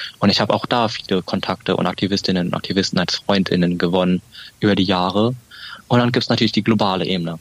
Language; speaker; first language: German; early bilingual, other home language; Vietnamese